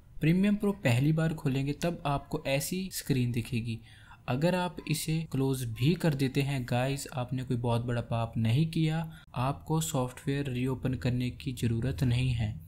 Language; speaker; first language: Hindi; native; Hindi